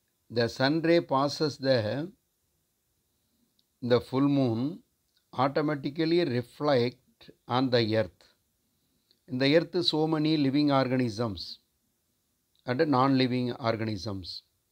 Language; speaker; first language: English; non-native, local second language; Tamil